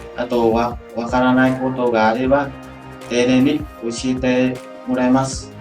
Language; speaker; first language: Japanese; non-native, learner; Vietnamese